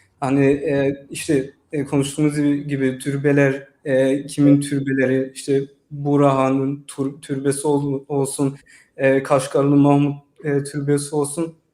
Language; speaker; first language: Turkish; early bilingual, heritage; Turkish